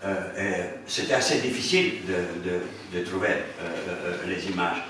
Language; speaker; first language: French; non-native, fluent; Romanian